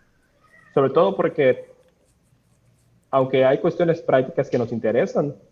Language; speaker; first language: Spanish; native; Spanish